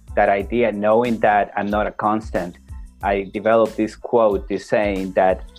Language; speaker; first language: English; non-native, fluent; Spanish